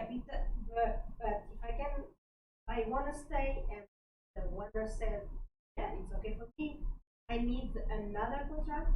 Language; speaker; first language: English; non-native, learner; Portuguese